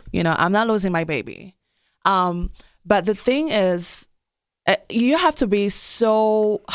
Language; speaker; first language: English; non-native, local second language; French